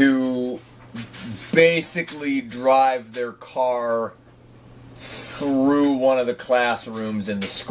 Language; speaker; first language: English; native; English